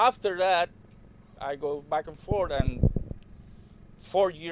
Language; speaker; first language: English; non-native, learner; Spanish